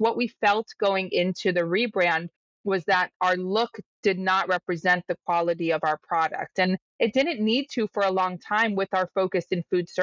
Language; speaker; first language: English; native; English